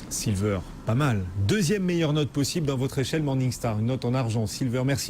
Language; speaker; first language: French; native; French